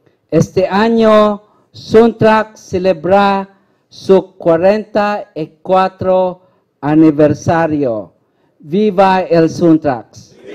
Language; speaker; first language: Spanish; non-native, learner; Filipino